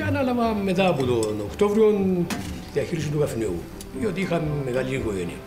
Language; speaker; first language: Greek; native; Greek